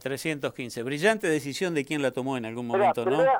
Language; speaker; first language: Spanish; native; Spanish